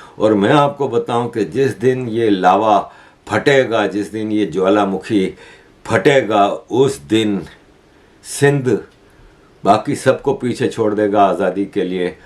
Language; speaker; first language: Urdu; native; Urdu